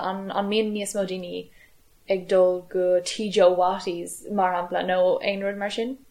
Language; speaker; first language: Irish; non-native, local second language; English